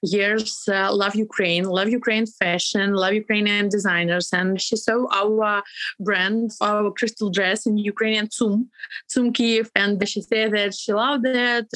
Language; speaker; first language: English; non-native, learner; Ukrainian